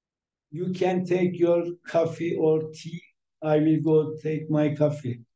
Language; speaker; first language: English; non-native, fluent; Turkish